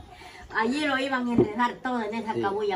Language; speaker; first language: Spanish; native; Spanish